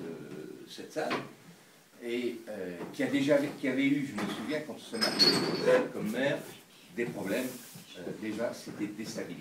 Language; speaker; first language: French; native; French